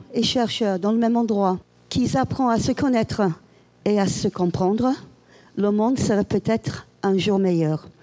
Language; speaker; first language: French; non-native, fluent; English